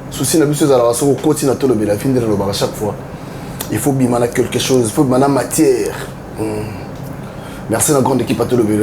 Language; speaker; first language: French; non-native, local second language; Lingala